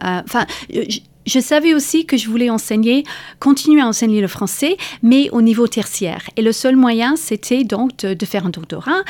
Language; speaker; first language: French; non-native, fluent; English